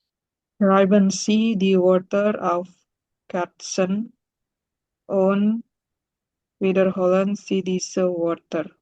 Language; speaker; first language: German; non-native, learner; Indonesian